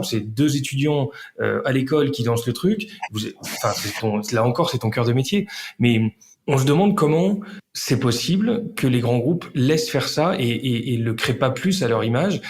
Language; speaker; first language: French; native; French